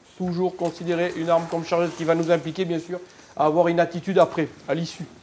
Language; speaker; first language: French; native; French